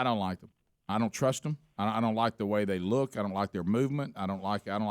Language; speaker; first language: English; native; English